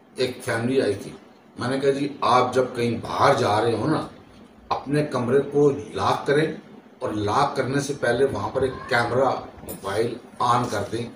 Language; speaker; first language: Urdu; non-native, local second language; Punjabi